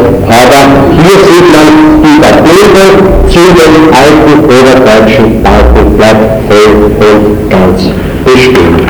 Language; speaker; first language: German; native; German